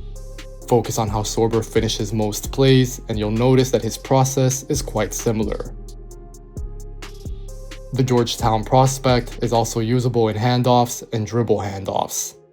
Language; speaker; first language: English; native; English